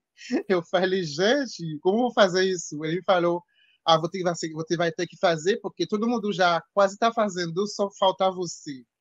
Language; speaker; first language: Portuguese; non-native, fluent; French